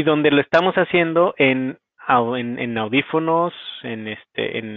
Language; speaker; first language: Spanish; native; Spanish